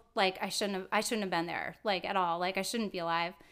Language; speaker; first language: English; native; English